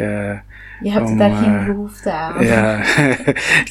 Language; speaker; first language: Dutch; non-native, local second language; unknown